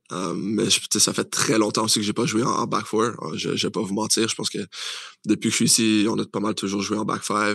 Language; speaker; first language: French; native; French